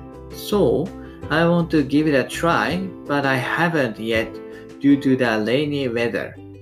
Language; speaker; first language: English; non-native, learner; Japanese